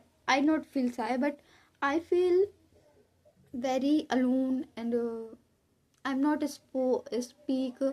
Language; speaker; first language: English; non-native, learner; Hindi